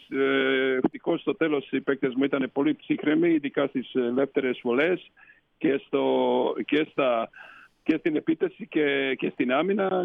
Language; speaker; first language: Greek; non-native, fluent; Slovenian